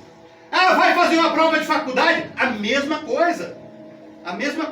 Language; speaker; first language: Portuguese; native; Portuguese